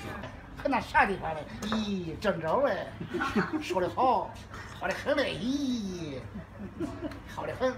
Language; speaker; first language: Chinese; non-native, fluent; Japanese